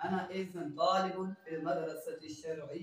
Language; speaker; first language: Arabic; non-native, learner; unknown